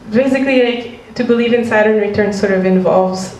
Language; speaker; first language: English; non-native, fluent; French